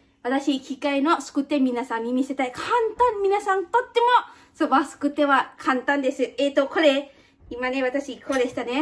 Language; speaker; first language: Japanese; non-native, fluent; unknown